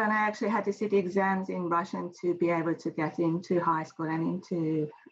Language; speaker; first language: English; non-native, fluent; Hungarian